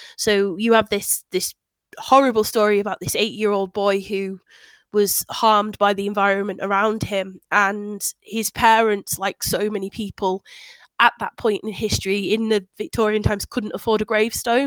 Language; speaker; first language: English; native; English